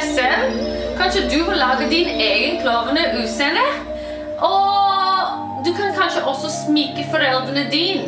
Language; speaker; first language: Norwegian; non-native, learner; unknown